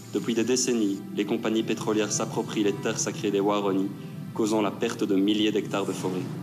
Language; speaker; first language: French; native; French